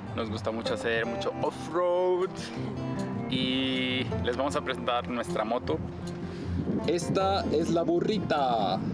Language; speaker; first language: Spanish; non-native, fluent; Italian